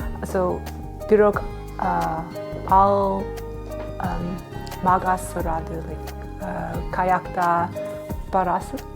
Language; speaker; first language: Kyrgyz; non-native, learner; English